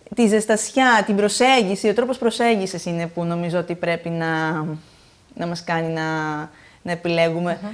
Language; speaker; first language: Greek; native; Greek